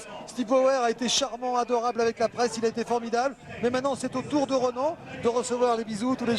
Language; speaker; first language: French; native; French